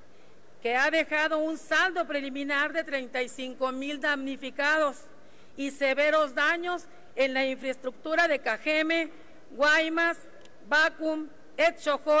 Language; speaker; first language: Spanish; native; Spanish